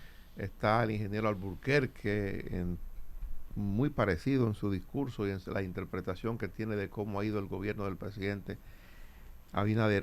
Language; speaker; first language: Spanish; native; Spanish